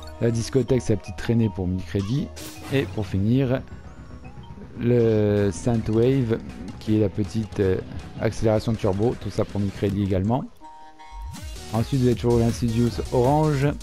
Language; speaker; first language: French; native; French